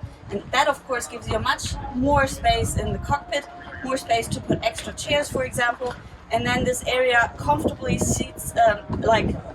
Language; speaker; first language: English; non-native, fluent; German